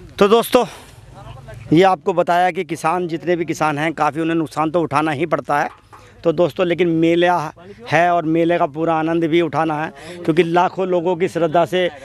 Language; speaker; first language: Hindi; native; Hindi